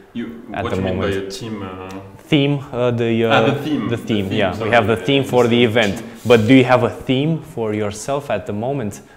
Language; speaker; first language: English; non-native, fluent; Romanian